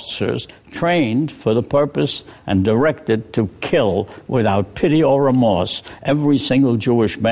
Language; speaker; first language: English; early bilingual, other home language; Yiddish